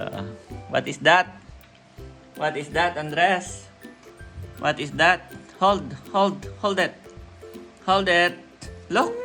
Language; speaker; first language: English; non-native, local second language; Filipino